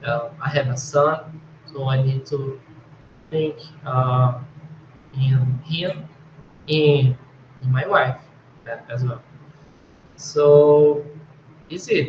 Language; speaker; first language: English; non-native, learner; Portuguese